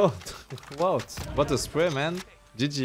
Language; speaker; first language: English; non-native, learner; French